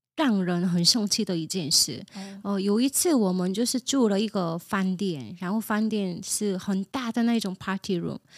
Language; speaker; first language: Chinese; non-native, fluent; Korean